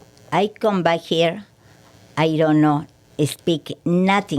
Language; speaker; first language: English; non-native, learner; Spanish